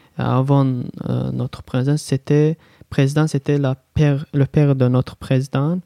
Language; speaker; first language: French; non-native, learner; Azerbaijani